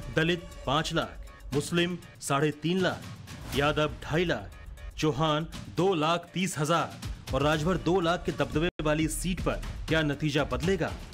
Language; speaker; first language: Hindi; native; Hindi